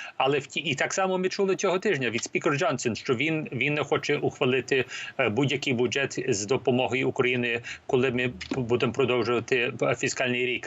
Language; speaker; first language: Ukrainian; early bilingual, heritage; Ukrainian